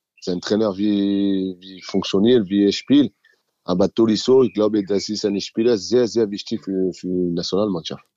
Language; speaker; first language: German; non-native, learner; French